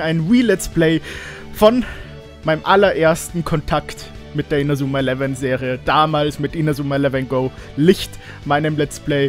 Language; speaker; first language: German; native; German